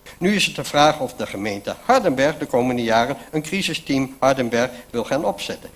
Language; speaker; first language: Dutch; native; Dutch